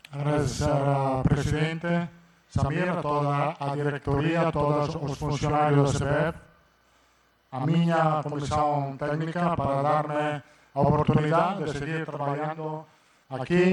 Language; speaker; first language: Spanish; non-native, fluent; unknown